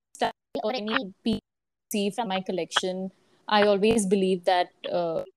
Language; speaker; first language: English; non-native, local second language; Gujarati